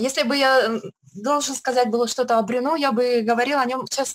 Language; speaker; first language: Russian; native; Russian